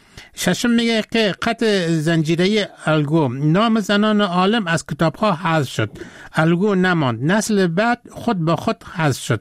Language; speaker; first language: Persian; native; Persian